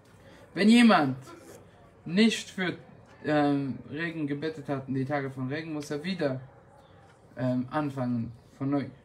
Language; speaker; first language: German; non-native, fluent; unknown